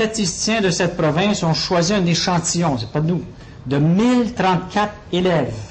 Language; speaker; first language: French; native; French